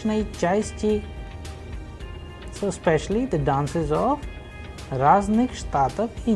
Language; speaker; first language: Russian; non-native, fluent; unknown